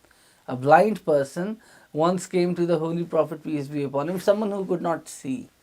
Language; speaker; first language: English; non-native, local second language; Urdu